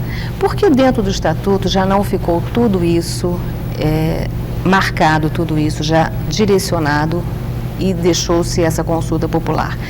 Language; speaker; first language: Portuguese; native; Portuguese